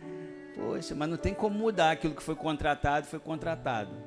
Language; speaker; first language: Portuguese; native; Portuguese